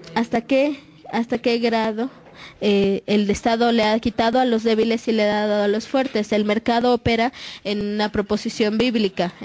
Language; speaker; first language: Spanish; non-native, fluent; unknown